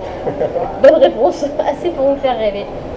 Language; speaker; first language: French; native; French